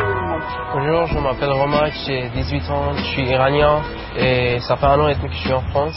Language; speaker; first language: French; non-native, learner; Persian